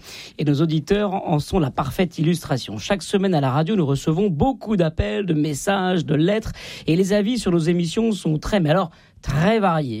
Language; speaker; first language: French; native; French